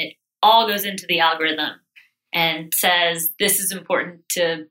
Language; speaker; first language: English; native; English